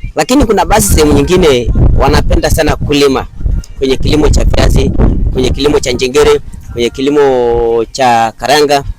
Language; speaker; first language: Swahili; non-native, local second language; Masai